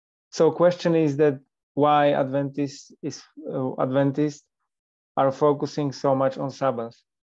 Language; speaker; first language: English; non-native, fluent; Slovak